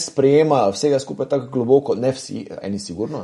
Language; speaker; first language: Slovenian; native; Slovenian